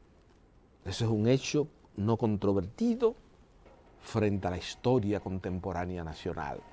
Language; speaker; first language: Spanish; native; Spanish